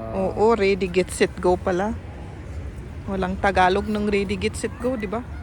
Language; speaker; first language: Filipino; non-native, local second language; Iloko